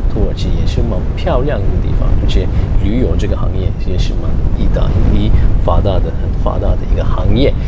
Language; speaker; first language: Chinese; non-native, fluent; Turkish